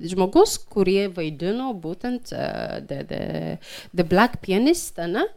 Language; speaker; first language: Lithuanian; non-native, fluent; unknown